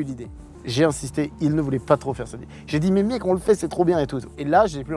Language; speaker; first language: French; native; French